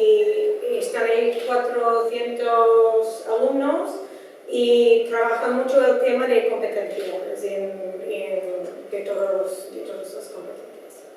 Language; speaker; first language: Spanish; non-native, fluent; Dutch